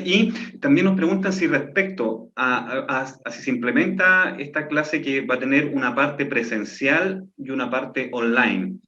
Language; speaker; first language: Spanish; native; Spanish